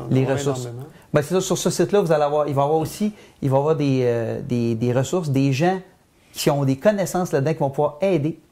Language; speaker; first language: French; native; French